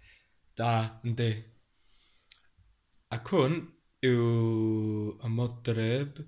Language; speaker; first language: Welsh; non-native, learner; English